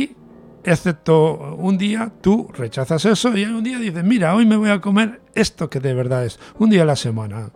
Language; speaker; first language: Spanish; native; Spanish